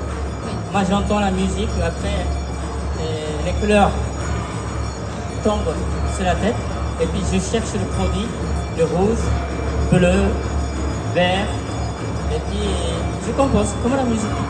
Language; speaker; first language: French; non-native, fluent; Japanese